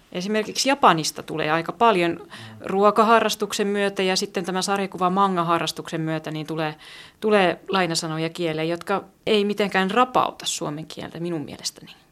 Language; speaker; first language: Finnish; native; Finnish